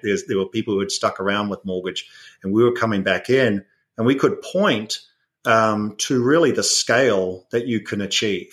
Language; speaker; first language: English; native; English